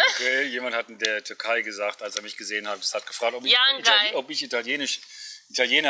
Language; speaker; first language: German; native; German